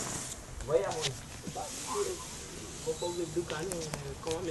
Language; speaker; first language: Danish; non-native, learner; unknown